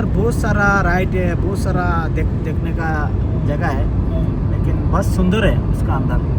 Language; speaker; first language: Hindi; non-native, learner; Bangla